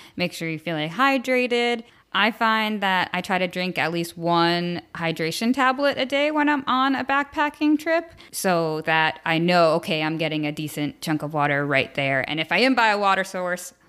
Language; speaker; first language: English; native; English